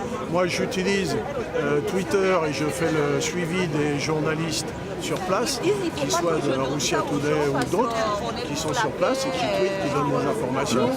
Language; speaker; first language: French; native; French